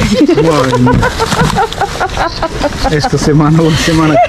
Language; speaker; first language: Spanish; non-native, learner; Filipino